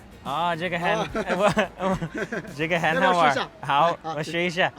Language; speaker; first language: Chinese; non-native, learner; English